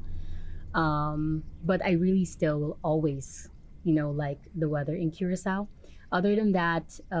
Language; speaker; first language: English; non-native, fluent; Papiamento